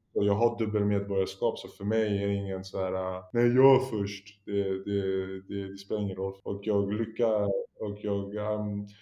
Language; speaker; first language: Swedish; early bilingual, other home language; Polish